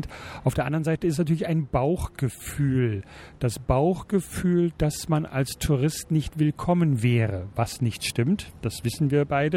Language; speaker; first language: German; native; German